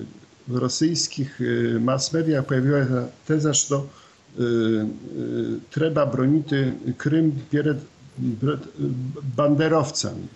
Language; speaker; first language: Polish; non-native, learner; Ukrainian